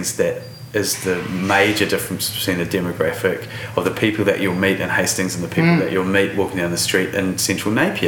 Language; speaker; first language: English; native; English